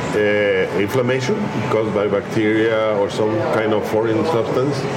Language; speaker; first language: English; non-native, fluent; Spanish